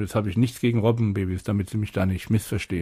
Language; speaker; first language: German; native; German